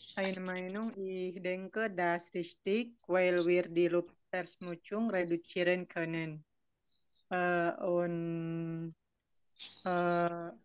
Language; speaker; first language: German; non-native, learner; Indonesian